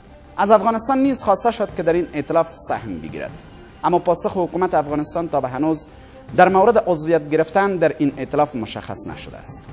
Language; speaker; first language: Persian; native; Persian